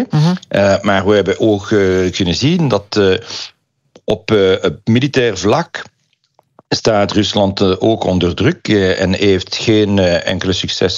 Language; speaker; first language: Dutch; non-native, local second language; French